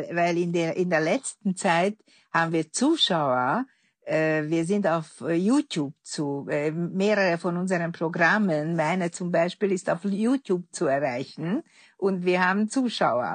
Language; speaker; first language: German; non-native, fluent; Hungarian